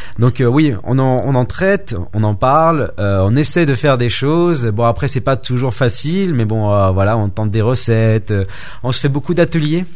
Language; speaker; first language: French; early bilingual, other home language; Vietnamese